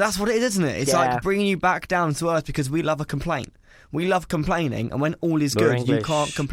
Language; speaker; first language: English; native; English